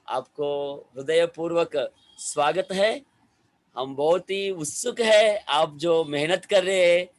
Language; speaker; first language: Hindi; non-native, local second language; Telugu